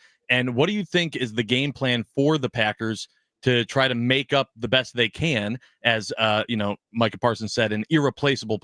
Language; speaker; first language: English; native; English